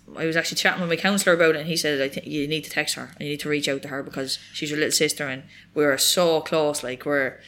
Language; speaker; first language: English; native; English